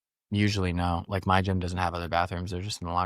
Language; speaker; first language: English; native; English